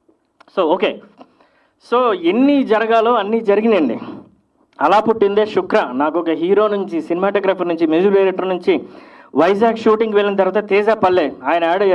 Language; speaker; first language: Telugu; native; Telugu